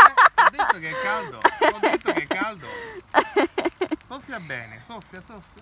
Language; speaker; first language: Italian; native; Italian